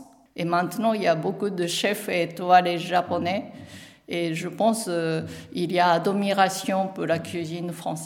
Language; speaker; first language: French; non-native, learner; Japanese